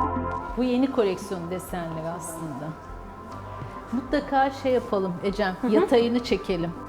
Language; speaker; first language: Turkish; native; Turkish